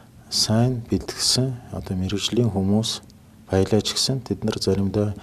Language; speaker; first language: Mongolian; non-native, fluent; Russian